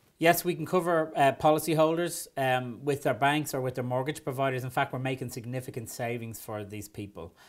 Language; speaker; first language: English; native; English